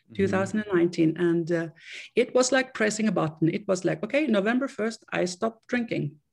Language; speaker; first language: English; non-native, fluent; Swedish